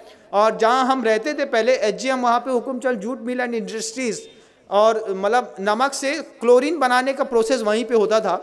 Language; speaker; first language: Hindi; native; Hindi